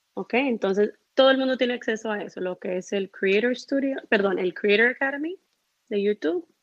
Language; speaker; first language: Spanish; early bilingual, heritage; Spanish